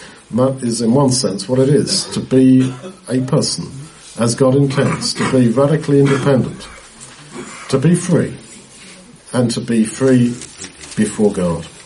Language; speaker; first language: English; native; English